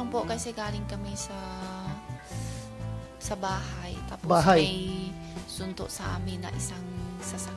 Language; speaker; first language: Filipino; non-native, learner; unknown